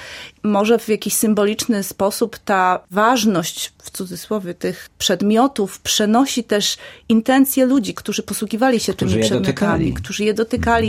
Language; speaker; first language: Polish; native; Polish